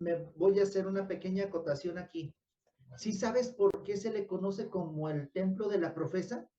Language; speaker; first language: Spanish; native; Spanish